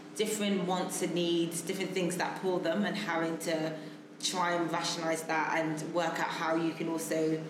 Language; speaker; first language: English; native; English